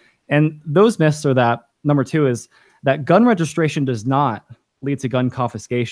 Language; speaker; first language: English; native; English